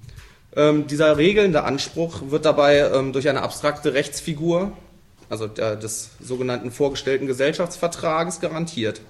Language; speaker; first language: German; native; German